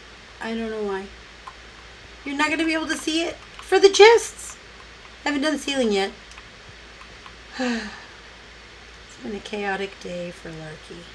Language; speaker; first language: English; native; English